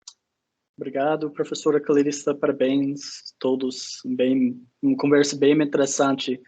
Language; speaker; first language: Portuguese; non-native, fluent; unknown